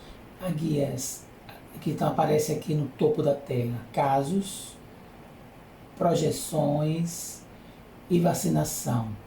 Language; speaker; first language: Portuguese; native; Portuguese